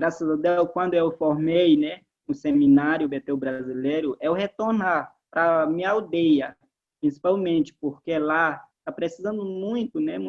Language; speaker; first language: Portuguese; non-native, local second language; Ticuna